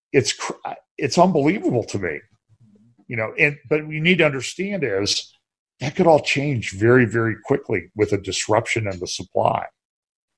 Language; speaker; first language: English; native; English